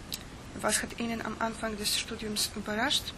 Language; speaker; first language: German; non-native, fluent; Polish